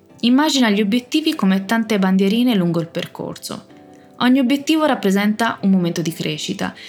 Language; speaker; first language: Italian; native; Italian